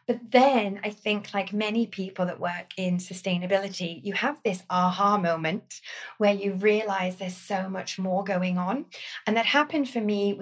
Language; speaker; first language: English; native; English